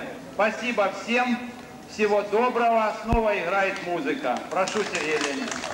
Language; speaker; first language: Russian; native; Russian